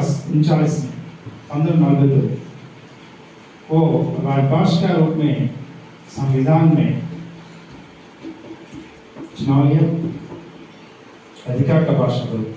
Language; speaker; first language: Hindi; non-native, local second language; Telugu